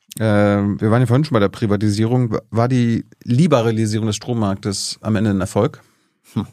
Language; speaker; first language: German; native; German